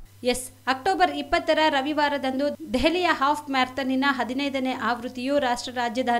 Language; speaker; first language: Kannada; native; Kannada